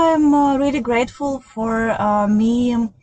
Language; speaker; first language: English; non-native, fluent; Russian